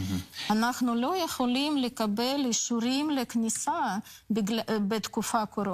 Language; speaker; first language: Hebrew; non-native, learner; Russian